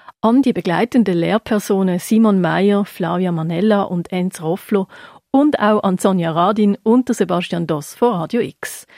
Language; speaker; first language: German; native; German